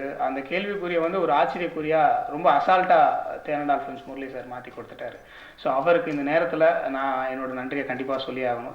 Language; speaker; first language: Tamil; native; Tamil